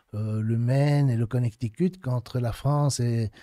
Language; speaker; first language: French; native; French